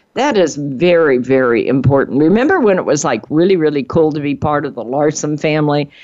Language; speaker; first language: English; native; English